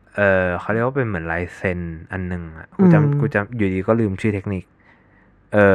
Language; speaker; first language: Thai; native; Thai